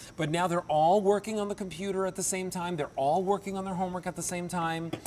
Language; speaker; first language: English; native; English